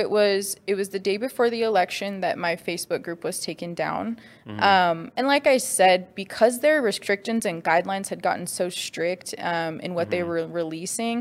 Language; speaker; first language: English; native; English